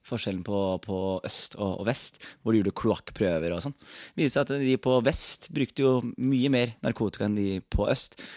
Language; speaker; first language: Norwegian; native; Norwegian